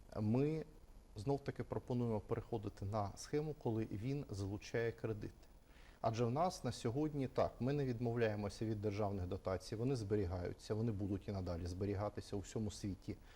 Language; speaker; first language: Ukrainian; native; Ukrainian